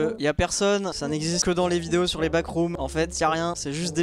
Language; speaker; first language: French; native; French